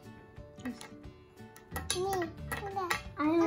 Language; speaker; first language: English; early bilingual, other home language; Indonesian